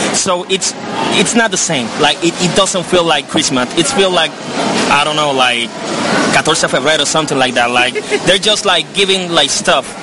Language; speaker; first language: English; non-native, fluent; Spanish